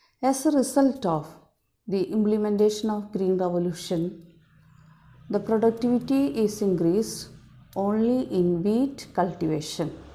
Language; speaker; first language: English; non-native, local second language; Malayalam